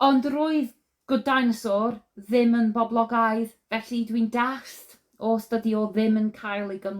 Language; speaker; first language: Welsh; non-native, learner; English